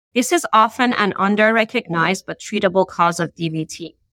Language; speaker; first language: English; non-native, fluent; Persian